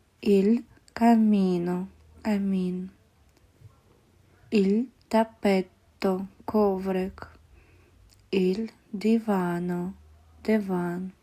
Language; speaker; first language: Italian; non-native, learner; Ukrainian